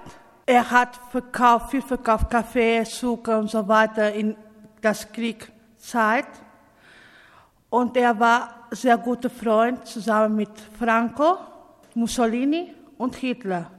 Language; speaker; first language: German; non-native, learner; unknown